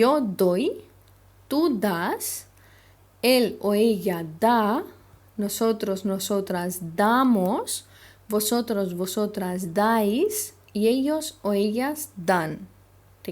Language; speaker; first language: Spanish; non-native, fluent; Hindi